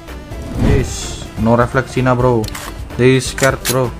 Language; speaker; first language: English; non-native, learner; Indonesian